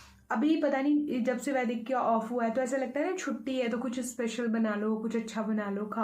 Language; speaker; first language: Hindi; native; Hindi